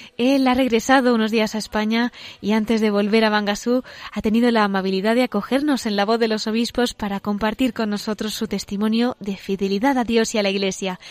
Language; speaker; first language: Spanish; native; Spanish